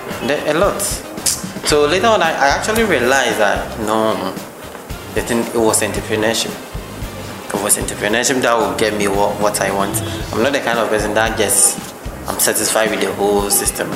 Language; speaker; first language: English; non-native, local second language; Akan